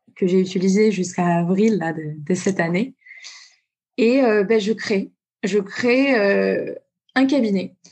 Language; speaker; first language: French; native; French